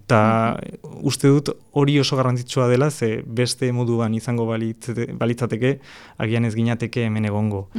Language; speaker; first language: Basque; non-native, fluent; Catalan